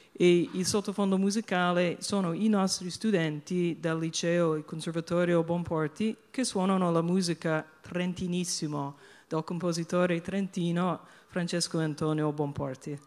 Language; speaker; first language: Italian; non-native, fluent; English